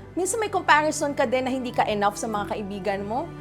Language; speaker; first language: Filipino; native; Filipino